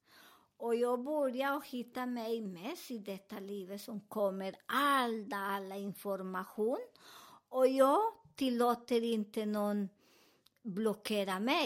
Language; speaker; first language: Swedish; non-native, learner; Spanish